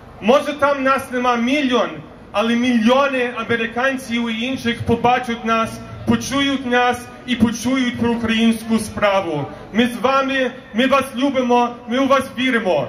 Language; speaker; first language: Ukrainian; early bilingual, heritage; Ukrainian